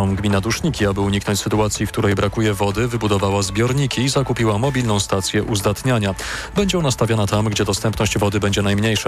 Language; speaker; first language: Polish; native; Polish